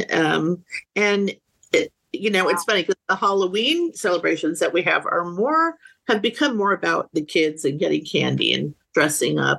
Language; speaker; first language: English; native; English